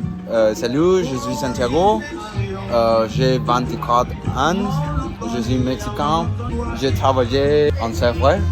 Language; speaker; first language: French; non-native, learner; Spanish